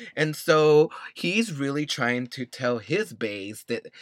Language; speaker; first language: English; early bilingual, other home language; Spanish